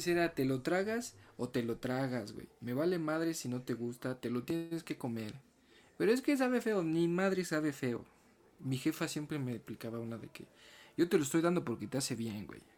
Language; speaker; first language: Spanish; native; Spanish